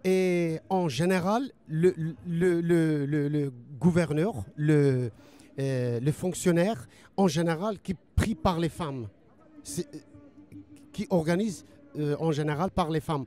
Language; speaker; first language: French; non-native, learner; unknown